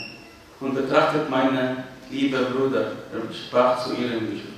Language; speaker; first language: German; non-native, fluent; Arabic